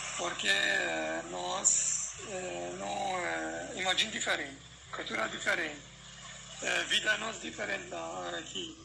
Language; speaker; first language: Portuguese; non-native, learner; Kurdish